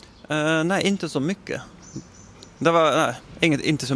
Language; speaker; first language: Swedish; non-native, fluent; Dutch